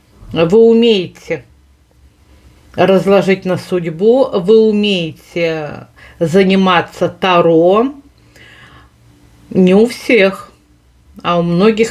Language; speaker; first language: Russian; native; Russian